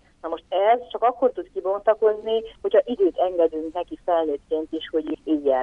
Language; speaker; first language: Hungarian; native; Hungarian